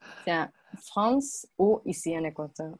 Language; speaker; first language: French; non-native, learner; Spanish